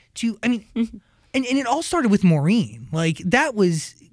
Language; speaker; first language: English; native; English